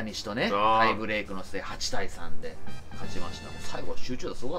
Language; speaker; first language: Japanese; native; Japanese